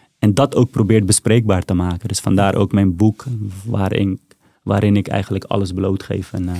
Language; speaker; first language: Dutch; early bilingual, other home language; Persian